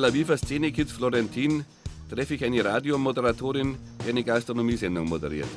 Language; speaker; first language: German; native; German